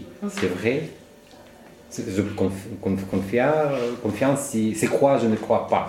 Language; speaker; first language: French; non-native, learner; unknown